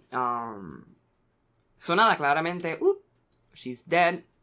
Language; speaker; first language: English; non-native, local second language; Spanish